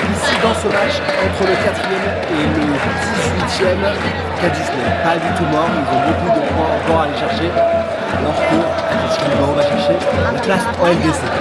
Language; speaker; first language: French; native; French